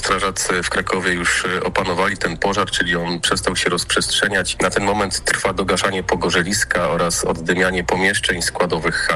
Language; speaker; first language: Polish; native; Polish